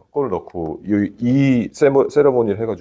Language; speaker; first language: Korean; native; Korean